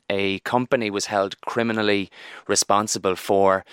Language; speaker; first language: English; native; English